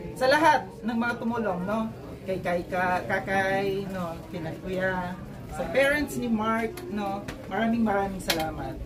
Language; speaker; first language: Filipino; non-native, local second language; Waray